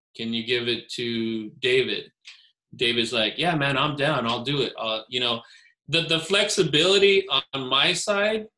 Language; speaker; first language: English; native; English